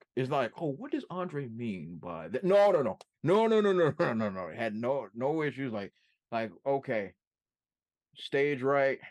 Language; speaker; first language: English; native; English